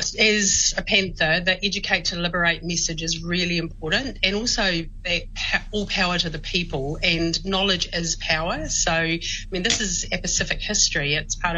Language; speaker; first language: English; native; English